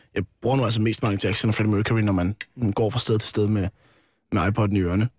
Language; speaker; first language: Danish; native; Danish